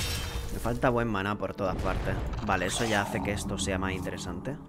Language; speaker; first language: Spanish; native; Spanish